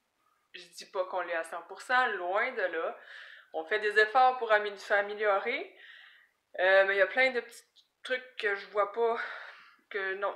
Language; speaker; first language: French; native; French